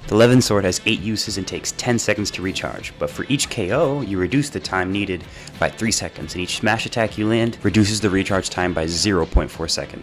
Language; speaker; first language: English; native; English